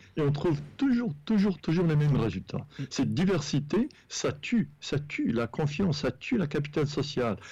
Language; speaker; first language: French; non-native, fluent; English